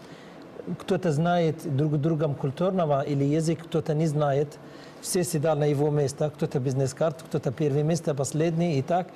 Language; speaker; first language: Russian; non-native, learner; Arabic